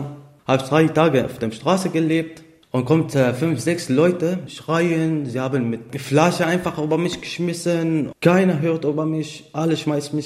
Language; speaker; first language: German; non-native, learner; Arabic